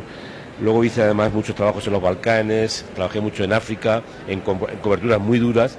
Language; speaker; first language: Spanish; native; Spanish